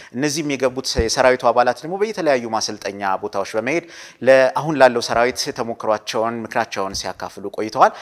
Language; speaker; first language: Amharic; native; Amharic